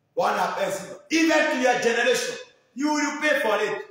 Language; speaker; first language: English; non-native, local second language; Swahili